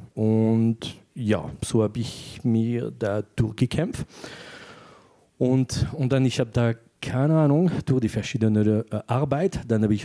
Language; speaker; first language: German; non-native, fluent; French